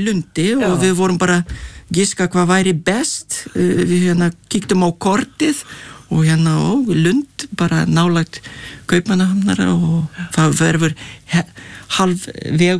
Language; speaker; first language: Icelandic; non-native, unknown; Lithuanian